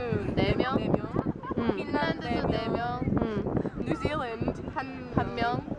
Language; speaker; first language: Korean; non-native, learner; English